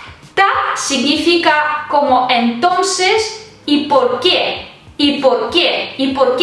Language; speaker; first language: Spanish; non-native, fluent; Russian